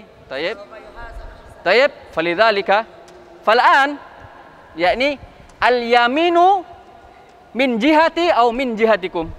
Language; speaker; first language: Arabic; non-native, fluent; Indonesian